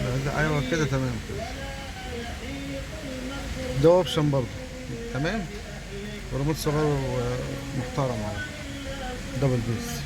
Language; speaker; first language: Arabic; native; Arabic